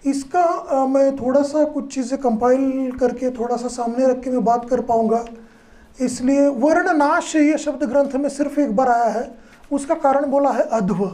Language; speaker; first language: Hindi; non-native, local second language; Marathi